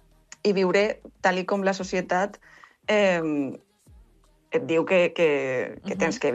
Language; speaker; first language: Catalan; non-native, local second language; Spanish